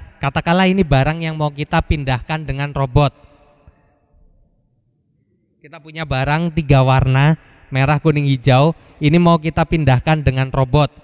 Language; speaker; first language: Indonesian; native; Indonesian